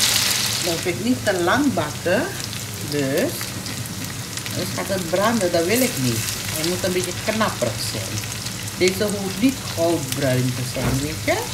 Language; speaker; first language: Dutch; non-native, local second language; Caribbean Hindustani